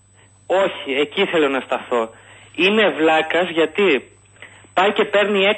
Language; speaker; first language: Greek; native; Greek